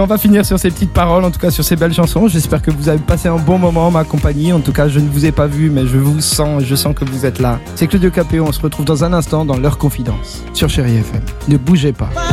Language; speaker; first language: French; native; French